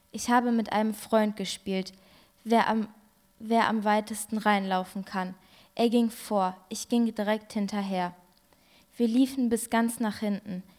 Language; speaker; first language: German; early bilingual, other home language; Turkish